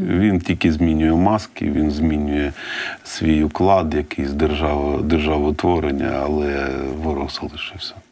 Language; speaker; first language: Ukrainian; non-native, local second language; Russian